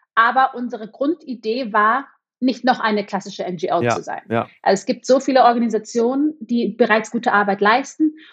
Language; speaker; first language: German; native; German